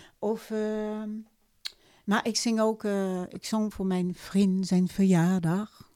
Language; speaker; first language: Dutch; non-native, fluent; French